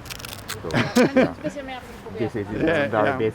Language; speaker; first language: English; non-native, fluent; Japanese